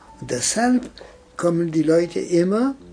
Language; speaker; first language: German; non-native, fluent; French